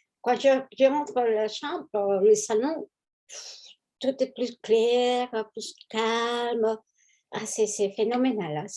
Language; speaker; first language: French; non-native, fluent; Spanish